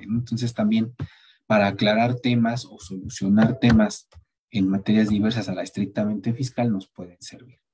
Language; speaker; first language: Spanish; native; Spanish